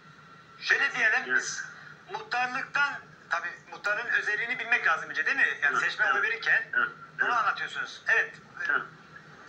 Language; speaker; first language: Turkish; native; Turkish